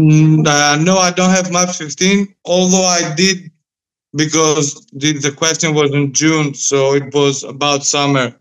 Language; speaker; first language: English; non-native, fluent; Greek